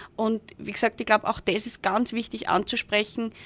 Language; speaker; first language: German; native; German